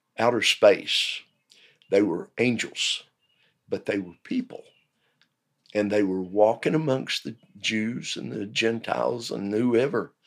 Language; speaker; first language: English; native; English